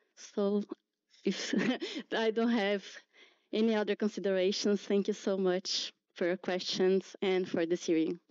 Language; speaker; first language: English; non-native, fluent; Portuguese